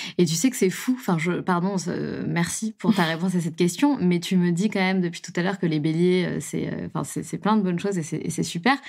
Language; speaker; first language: French; native; French